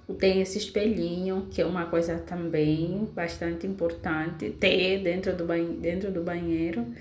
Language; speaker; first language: Portuguese; native; Portuguese